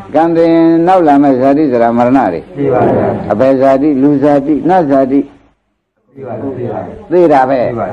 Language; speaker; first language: Burmese; native; Burmese